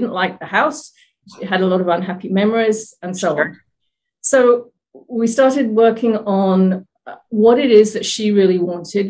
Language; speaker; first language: English; native; English